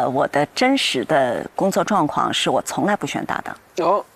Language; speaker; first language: Chinese; native; Chinese